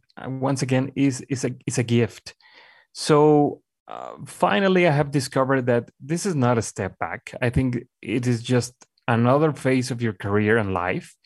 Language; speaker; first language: English; non-native, fluent; Spanish